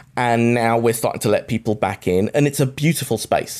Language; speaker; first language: English; native; English